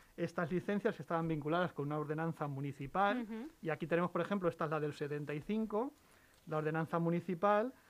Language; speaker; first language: Spanish; native; Spanish